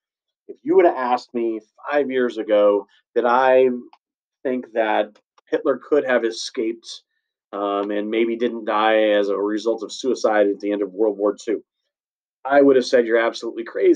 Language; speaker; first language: English; native; English